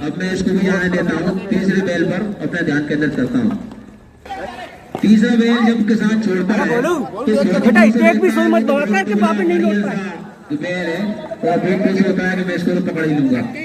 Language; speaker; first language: Hindi; native; Hindi